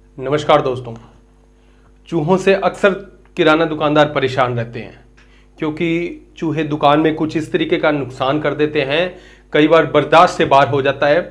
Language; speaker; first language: Hindi; native; Hindi